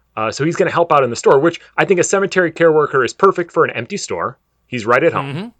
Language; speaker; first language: English; native; English